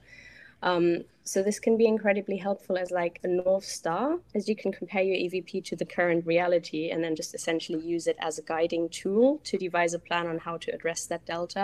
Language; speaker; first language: English; non-native, fluent; German